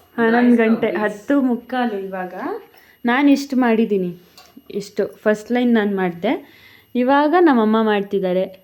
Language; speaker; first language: Kannada; non-native, local second language; Lambadi